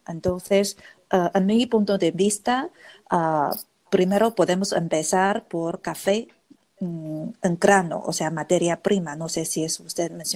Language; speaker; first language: Spanish; non-native, fluent; Chinese